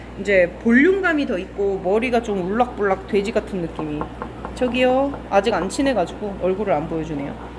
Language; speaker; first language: Korean; native; Korean